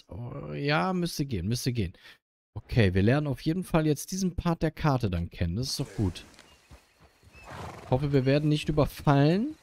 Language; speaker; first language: German; native; German